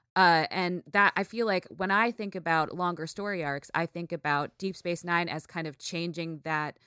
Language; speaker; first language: English; native; English